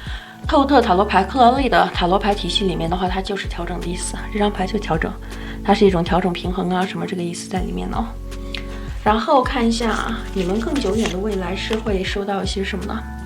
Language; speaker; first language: Chinese; native; Chinese